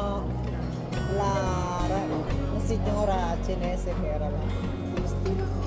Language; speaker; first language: Italian; non-native, fluent; Filipino